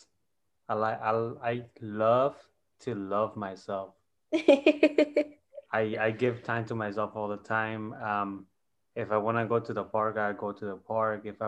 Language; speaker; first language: English; non-native, fluent; Spanish